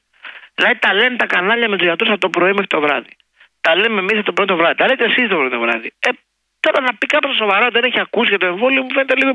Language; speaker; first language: Greek; native; Greek